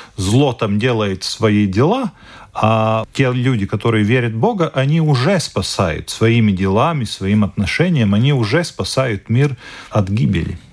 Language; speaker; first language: Russian; non-native, local second language; Latvian